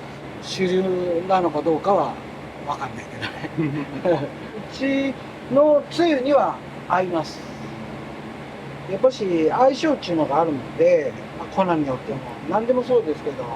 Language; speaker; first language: Japanese; native; Japanese